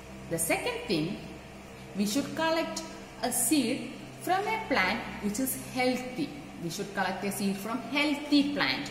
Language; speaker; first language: English; non-native, local second language; Malayalam